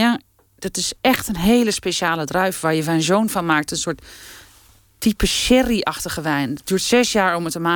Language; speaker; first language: Dutch; native; Dutch